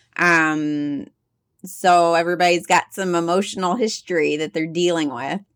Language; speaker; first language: English; native; English